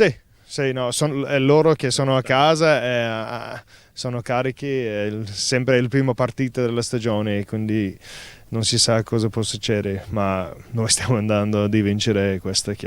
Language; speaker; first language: Italian; non-native, fluent; English